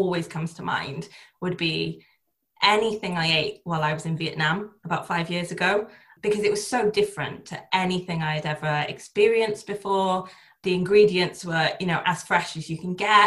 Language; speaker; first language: English; native; English